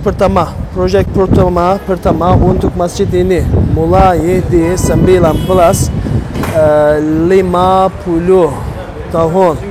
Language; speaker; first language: Indonesian; non-native, learner; Turkish